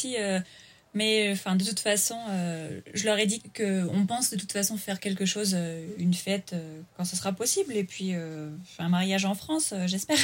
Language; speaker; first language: French; native; French